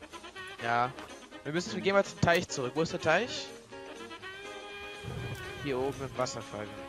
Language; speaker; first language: German; native; German